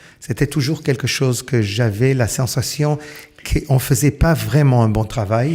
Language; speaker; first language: French; non-native, fluent; Portuguese